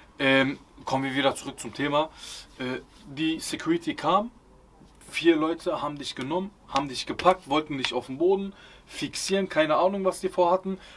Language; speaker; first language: German; early bilingual, other home language; Turkish